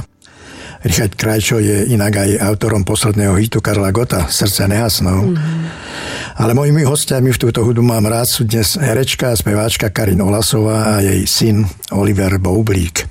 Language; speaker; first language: Slovak; native; Slovak